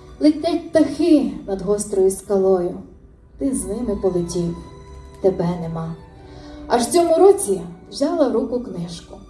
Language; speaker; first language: Ukrainian; native; Ukrainian